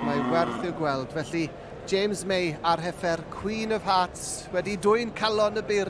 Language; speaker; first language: Welsh; native; Welsh